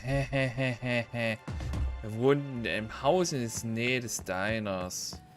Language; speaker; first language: German; native; German